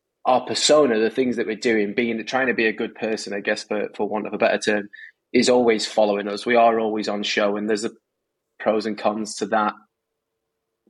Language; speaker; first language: English; native; English